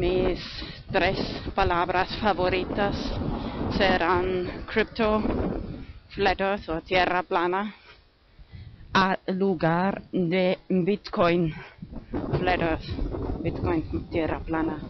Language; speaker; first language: Spanish; non-native, fluent; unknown